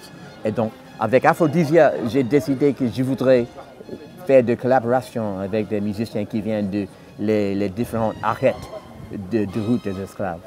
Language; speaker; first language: French; non-native, fluent; English